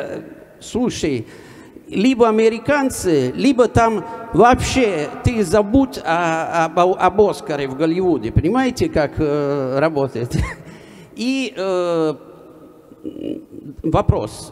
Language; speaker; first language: Russian; non-native, fluent; Italian